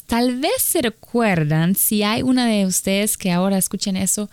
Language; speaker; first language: Spanish; non-native, fluent; German